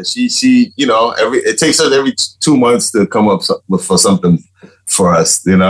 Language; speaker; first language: English; non-native, fluent; Spanish